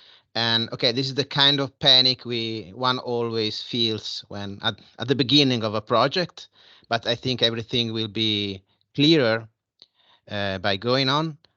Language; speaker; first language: English; non-native, fluent; Italian